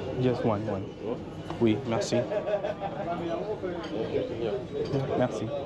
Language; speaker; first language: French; non-native, learner; English